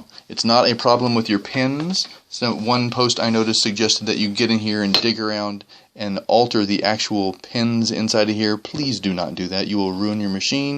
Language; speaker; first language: English; native; English